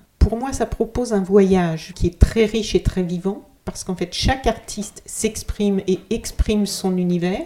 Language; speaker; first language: French; native; French